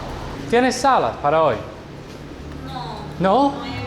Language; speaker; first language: Spanish; non-native, learner; English